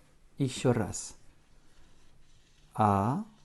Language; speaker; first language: Russian; non-native, fluent; French